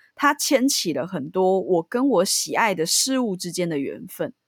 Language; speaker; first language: Chinese; native; Chinese